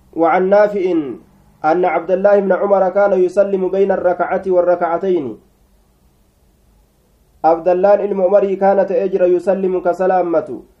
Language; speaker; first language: Arabic; non-native, fluent; Oromo